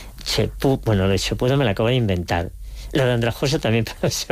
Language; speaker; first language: Spanish; native; Spanish